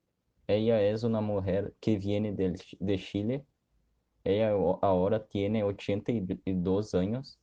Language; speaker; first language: Spanish; non-native, learner; Portuguese